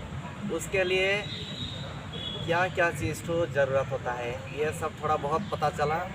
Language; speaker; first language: Hindi; non-native, local second language; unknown